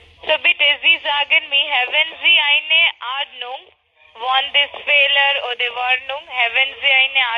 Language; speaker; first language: German; non-native, learner; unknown